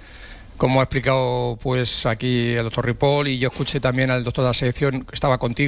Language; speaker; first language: Spanish; native; Spanish